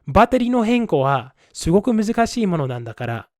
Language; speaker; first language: Japanese; non-native, fluent; English